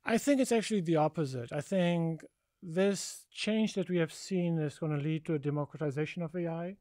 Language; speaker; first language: English; non-native, fluent; German